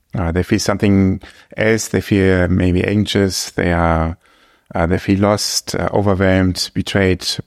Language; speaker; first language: English; non-native, fluent; German